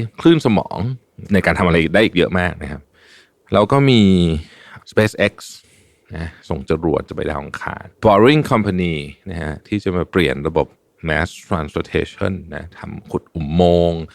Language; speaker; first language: Thai; native; Thai